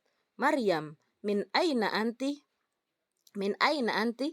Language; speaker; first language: Arabic; non-native, fluent; Indonesian